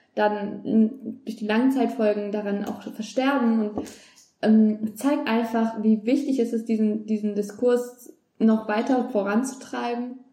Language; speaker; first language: German; native; German